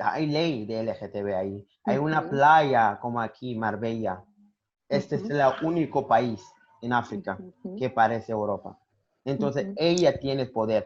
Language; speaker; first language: Spanish; non-native, learner; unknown